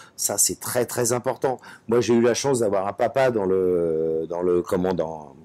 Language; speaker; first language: French; native; French